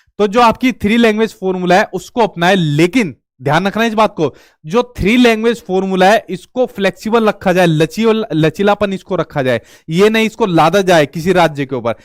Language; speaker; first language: Hindi; native; Hindi